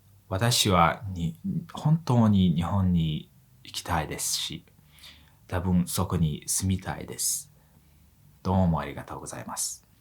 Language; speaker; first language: Japanese; non-native, learner; Mongolian